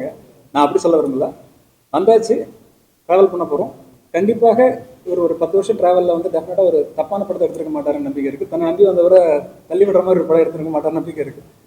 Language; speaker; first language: Tamil; native; Tamil